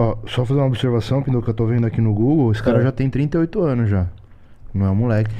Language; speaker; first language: Portuguese; native; Portuguese